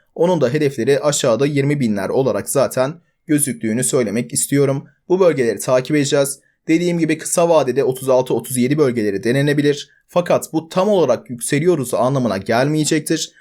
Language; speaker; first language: Turkish; native; Turkish